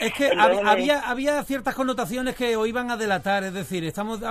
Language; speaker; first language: Spanish; native; Spanish